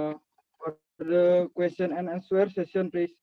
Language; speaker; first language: English; non-native, learner; Indonesian